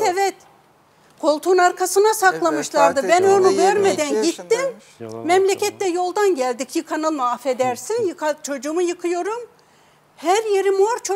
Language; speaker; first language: Turkish; native; Turkish